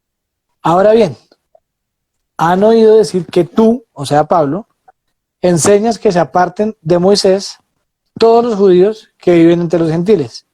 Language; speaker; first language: Spanish; native; Spanish